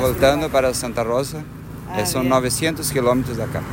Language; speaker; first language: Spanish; non-native, learner; Portuguese